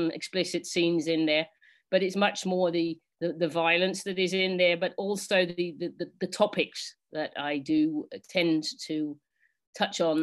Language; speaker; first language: English; native; English